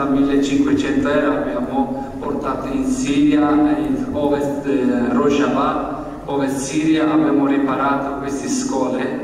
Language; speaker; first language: Italian; non-native, learner; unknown